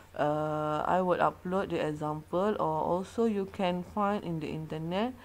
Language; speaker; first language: English; non-native, local second language; Malay